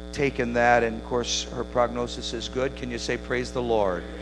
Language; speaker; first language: English; native; English